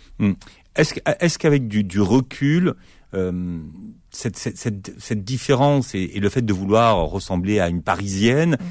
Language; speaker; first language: French; native; French